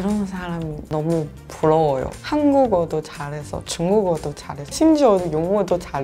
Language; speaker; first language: Korean; non-native, learner; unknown